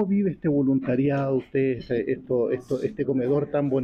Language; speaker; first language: Spanish; native; Spanish